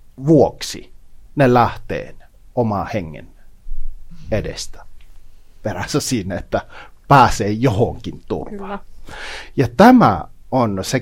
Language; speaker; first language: Finnish; non-native, fluent; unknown